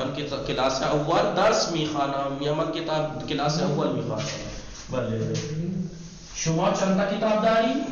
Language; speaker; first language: Persian; non-native, fluent; Urdu